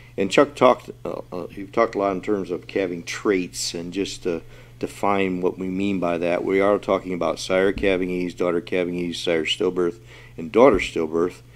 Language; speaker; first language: English; native; English